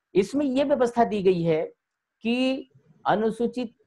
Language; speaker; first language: Hindi; native; Hindi